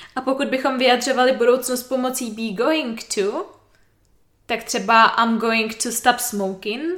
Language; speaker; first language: English; non-native, fluent; Czech